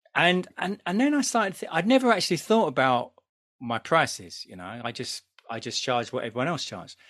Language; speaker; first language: English; native; English